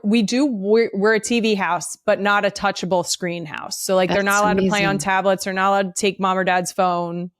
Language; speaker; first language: English; native; English